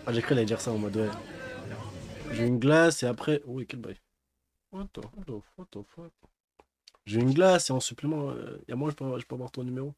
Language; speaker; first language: French; native; French